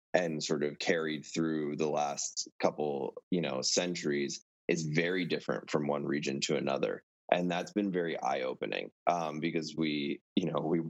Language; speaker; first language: English; native; English